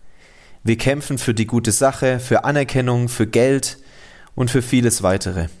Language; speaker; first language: German; native; German